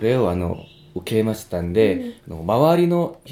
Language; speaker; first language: Japanese; non-native, fluent; Korean